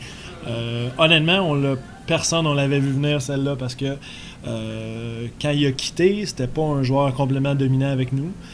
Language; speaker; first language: French; native; French